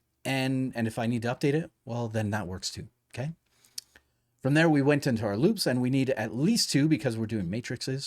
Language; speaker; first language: English; native; English